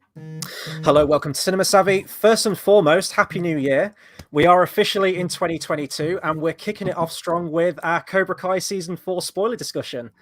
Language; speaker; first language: English; native; English